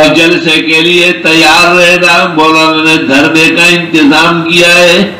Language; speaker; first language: Urdu; non-native, local second language; Pashto